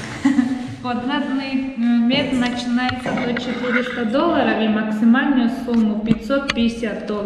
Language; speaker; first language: Russian; non-native, learner; Georgian